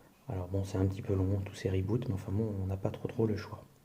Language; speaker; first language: French; native; French